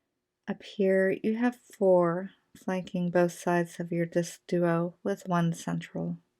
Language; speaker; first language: English; native; English